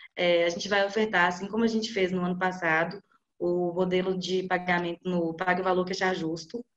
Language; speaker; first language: Portuguese; native; Portuguese